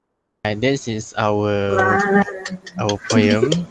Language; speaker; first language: English; non-native, local second language; Malay